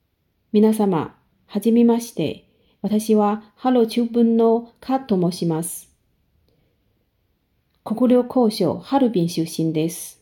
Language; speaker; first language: Japanese; non-native, fluent; Chinese